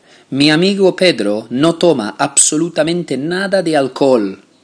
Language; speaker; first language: Spanish; non-native, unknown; English